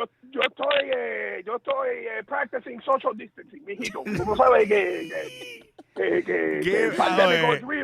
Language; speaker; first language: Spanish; native; Spanish